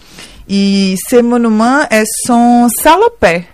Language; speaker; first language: French; non-native, learner; Portuguese